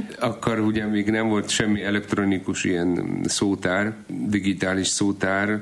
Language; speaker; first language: Hungarian; non-native, fluent; Polish